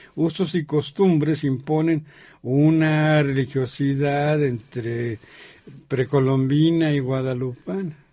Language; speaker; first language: Spanish; native; Spanish